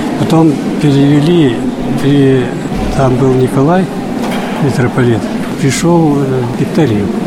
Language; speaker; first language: Russian; non-native, local second language; Udmurt